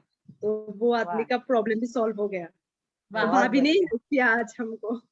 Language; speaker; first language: Hindi; native; Hindi